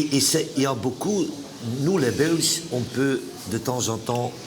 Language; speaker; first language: French; non-native, local second language; Dutch